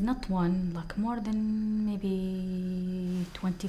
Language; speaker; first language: English; non-native, learner; Arabic